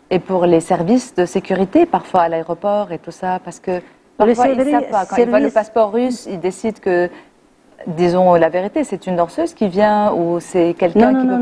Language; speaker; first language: French; non-native, local second language; Arabic